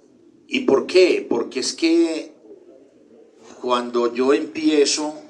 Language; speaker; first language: Spanish; native; Spanish